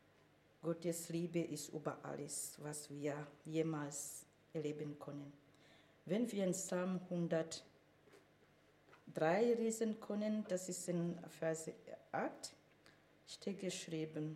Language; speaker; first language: German; non-native, fluent; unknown